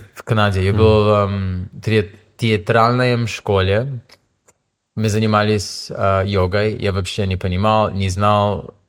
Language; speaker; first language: Russian; non-native, fluent; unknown